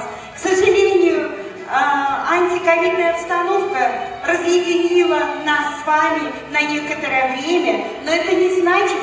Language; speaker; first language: Russian; native; Russian